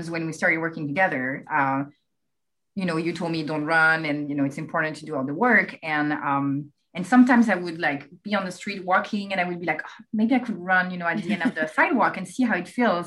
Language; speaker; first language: English; non-native, fluent; French